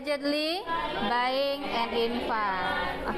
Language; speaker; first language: English; non-native, fluent; Indonesian